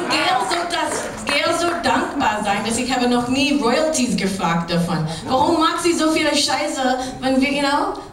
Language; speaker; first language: German; non-native, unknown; English